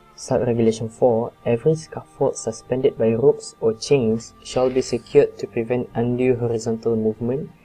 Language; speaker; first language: English; non-native, local second language; Malay